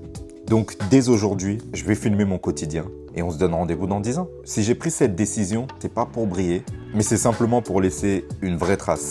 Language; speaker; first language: French; native; French